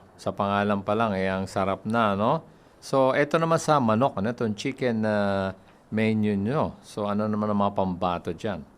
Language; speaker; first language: Filipino; native; Filipino